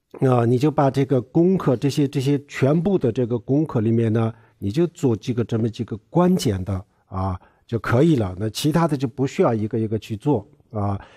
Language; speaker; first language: Chinese; non-native, local second language; Tibetan